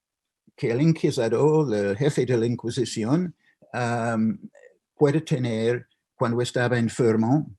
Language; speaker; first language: Spanish; non-native, fluent; English